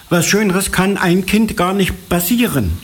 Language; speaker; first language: German; native; German